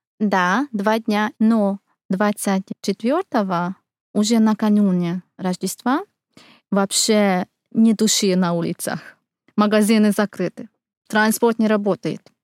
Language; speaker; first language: Russian; non-native, fluent; Hungarian